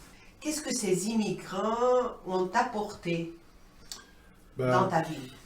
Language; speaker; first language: French; non-native, learner; Portuguese